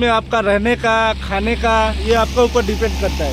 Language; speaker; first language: Hindi; native; Hindi